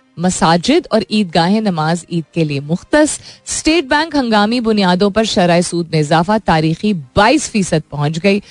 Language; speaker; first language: Urdu; native; Urdu